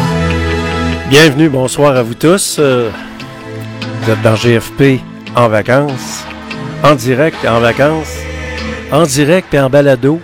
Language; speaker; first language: French; native; French